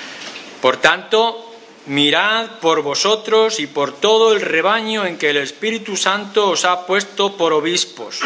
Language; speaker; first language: Spanish; native; Spanish